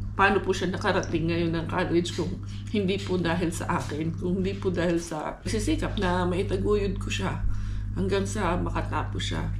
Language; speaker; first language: Filipino; non-native, local second language; Cebuano